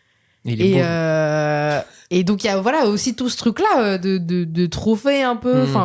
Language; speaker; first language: French; native; French